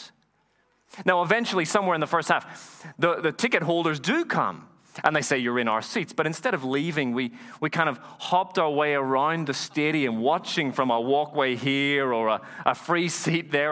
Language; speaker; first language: English; native; English